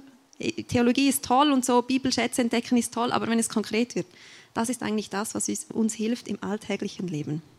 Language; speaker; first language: German; native; German